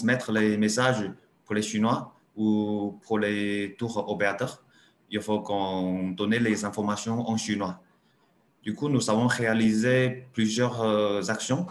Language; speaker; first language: French; non-native, learner; Chinese